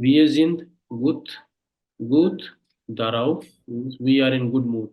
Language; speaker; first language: German; non-native, fluent; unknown